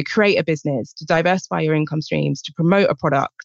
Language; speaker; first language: English; native; English